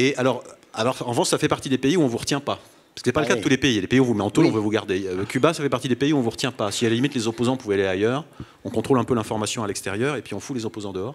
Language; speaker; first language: French; native; French